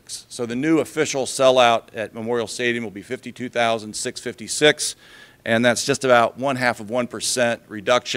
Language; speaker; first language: English; native; English